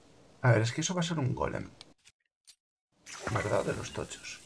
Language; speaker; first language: Spanish; native; Spanish